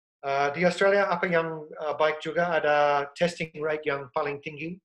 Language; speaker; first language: Indonesian; non-native, fluent; English